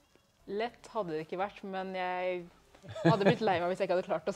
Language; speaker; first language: Norwegian; early bilingual, other home language; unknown